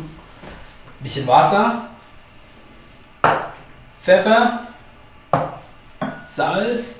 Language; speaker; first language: German; non-native, learner; Thai